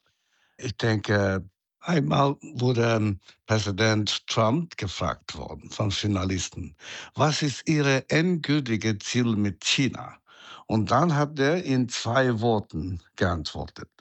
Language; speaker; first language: German; non-native, fluent; Chinese